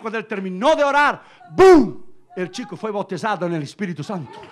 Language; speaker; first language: Spanish; non-native, fluent; Portuguese